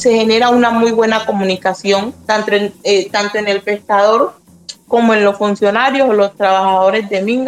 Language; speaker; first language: Spanish; native; Spanish